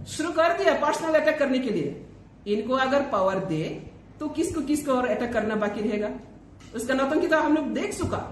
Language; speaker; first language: Hindi; non-native, local second language; Bangla